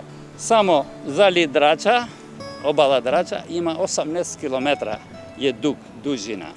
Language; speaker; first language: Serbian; non-native, learner; Albanian